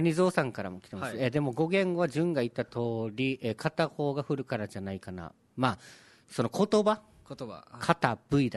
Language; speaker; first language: Japanese; native; Japanese